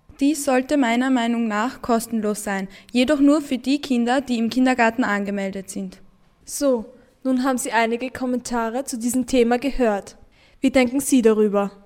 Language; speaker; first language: German; native; German